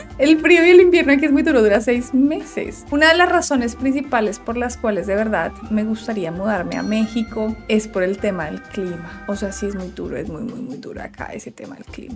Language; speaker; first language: Spanish; native; Spanish